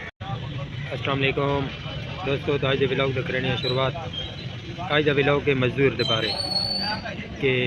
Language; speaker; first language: Hindi; non-native, local second language; Saraiki